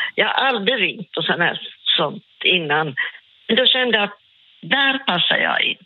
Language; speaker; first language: Swedish; non-native, local second language; Finnish